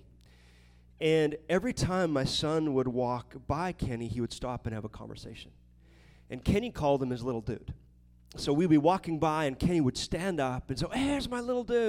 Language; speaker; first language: English; native; English